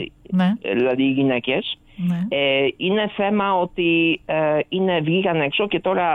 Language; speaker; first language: Greek; early bilingual, other home language; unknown